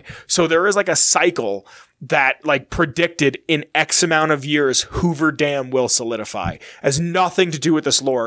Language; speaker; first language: English; native; English